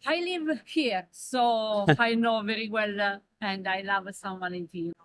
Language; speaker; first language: English; non-native, learner; Italian